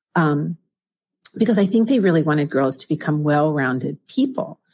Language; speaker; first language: English; native; English